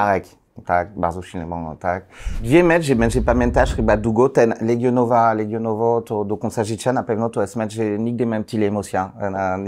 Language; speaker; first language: Polish; non-native, learner; French